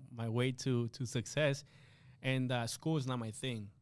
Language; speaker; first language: English; early bilingual, other home language; Spanish